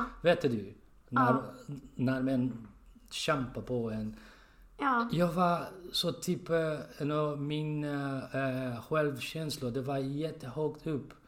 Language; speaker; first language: Swedish; non-native, learner; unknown